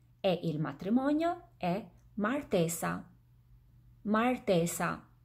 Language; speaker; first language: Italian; non-native, fluent; Albanian